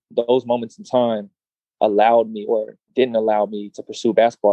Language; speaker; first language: English; native; English